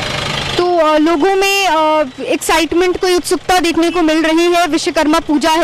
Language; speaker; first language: Hindi; native; Hindi